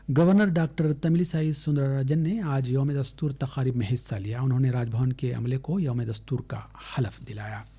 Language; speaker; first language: Urdu; native; Urdu